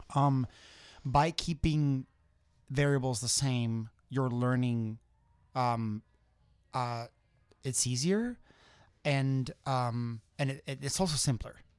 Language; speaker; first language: English; non-native, fluent; Spanish